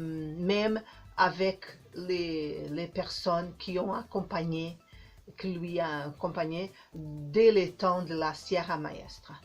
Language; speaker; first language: French; non-native, learner; Portuguese